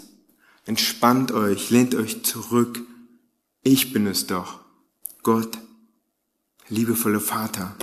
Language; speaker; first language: German; native; German